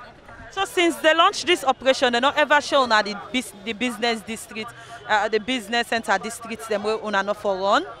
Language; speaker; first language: English; non-native, local second language; Krio